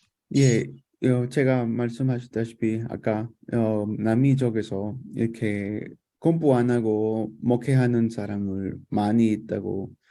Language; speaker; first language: Korean; non-native, fluent; Spanish